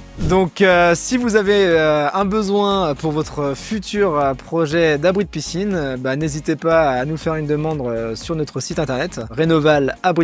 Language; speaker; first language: French; native; French